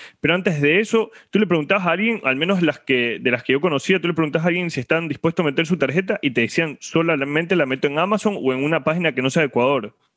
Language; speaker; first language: Spanish; native; Spanish